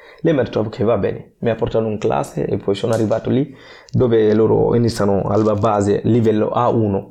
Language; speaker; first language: Italian; non-native, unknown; Fula